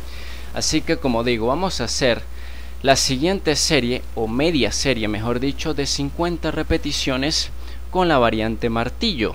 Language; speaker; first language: Spanish; native; Spanish